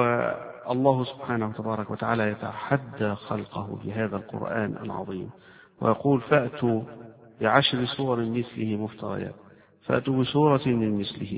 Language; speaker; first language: Arabic; native; Arabic